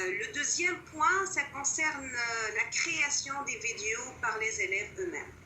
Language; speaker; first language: French; non-native, local second language; Arabic